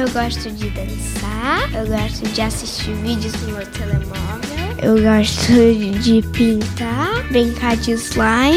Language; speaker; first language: Portuguese; early bilingual, heritage; Portuguese